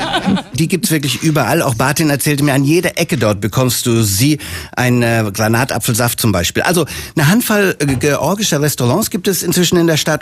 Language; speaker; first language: German; native; German